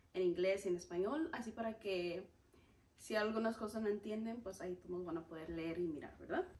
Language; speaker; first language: Spanish; early bilingual, heritage; Spanish